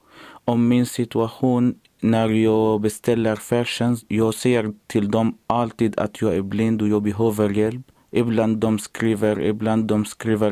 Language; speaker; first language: Swedish; non-native, learner; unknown